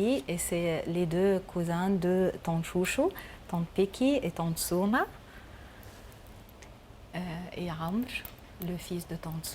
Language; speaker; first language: French; non-native, learner; Arabic